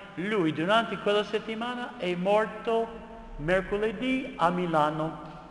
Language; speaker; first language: Italian; non-native, fluent; English